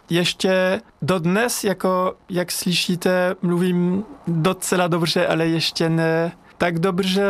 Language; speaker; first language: Czech; non-native, learner; French